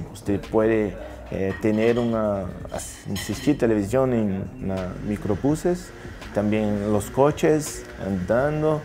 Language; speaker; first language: Spanish; non-native, learner; Portuguese